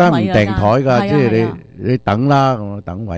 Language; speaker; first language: Chinese; early bilingual, other home language; Cantonese